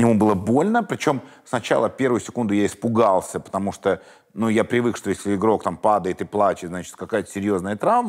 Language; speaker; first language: Russian; native; Russian